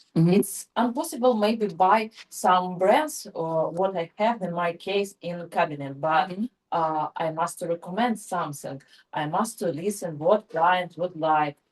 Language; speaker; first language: English; non-native, learner; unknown